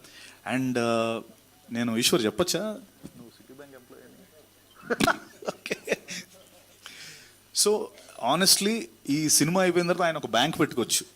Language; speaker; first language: Telugu; native; Telugu